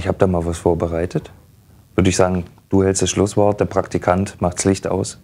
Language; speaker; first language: German; native; German